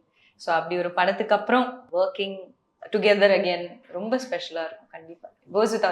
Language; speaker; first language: Tamil; non-native, local second language; Malayalam